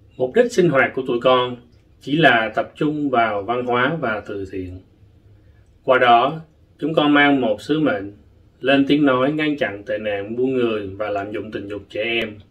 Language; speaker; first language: Vietnamese; native; Vietnamese